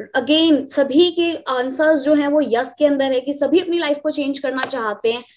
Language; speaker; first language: Hindi; native; Hindi